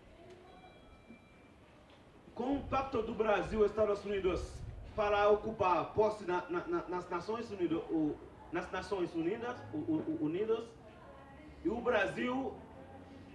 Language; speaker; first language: Portuguese; non-native, fluent; Haitian Creole